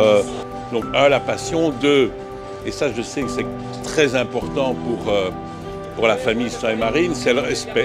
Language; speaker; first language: French; native; French